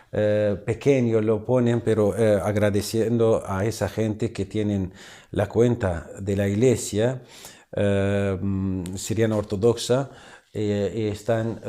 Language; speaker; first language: Spanish; non-native, fluent; Arabic